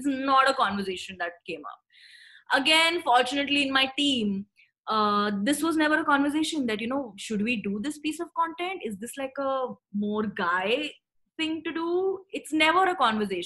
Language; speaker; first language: English; non-native, local second language; Marathi